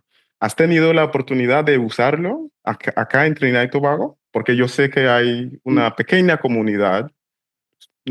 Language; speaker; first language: Spanish; non-native, fluent; English